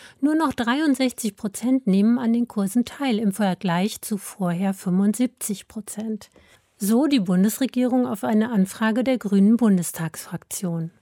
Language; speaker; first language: German; native; German